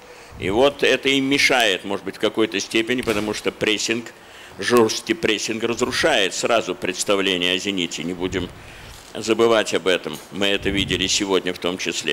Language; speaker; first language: Russian; native; Russian